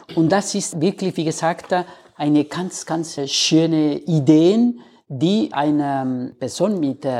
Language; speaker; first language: German; non-native, fluent; Spanish